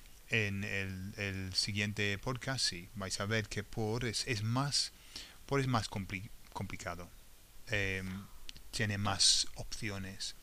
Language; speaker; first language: Spanish; non-native, fluent; English